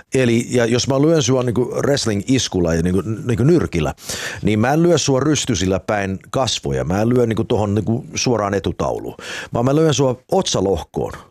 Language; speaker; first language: Finnish; early bilingual, heritage; Finnish